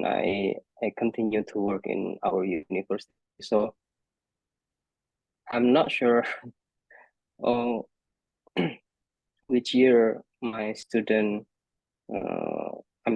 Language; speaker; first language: English; non-native, fluent; Indonesian